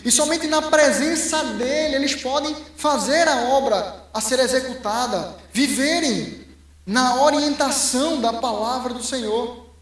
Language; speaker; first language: Portuguese; native; Portuguese